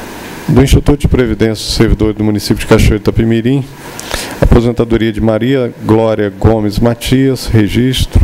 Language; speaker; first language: Portuguese; native; Portuguese